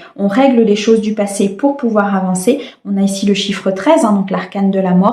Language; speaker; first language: French; native; French